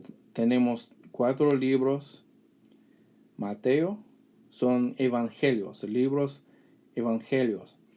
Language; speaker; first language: Spanish; non-native, fluent; English